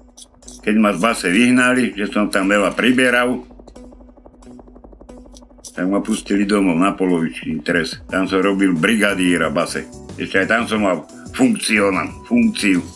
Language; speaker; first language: Slovak; native; Slovak